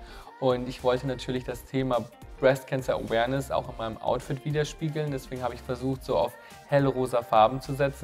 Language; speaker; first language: German; native; German